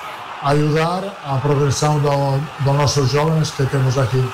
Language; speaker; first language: Portuguese; non-native, fluent; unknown